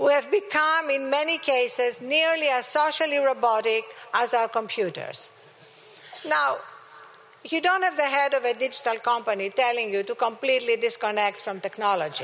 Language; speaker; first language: English; non-native, fluent; Greek